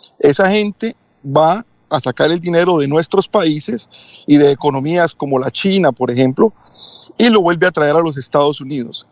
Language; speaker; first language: Spanish; native; Spanish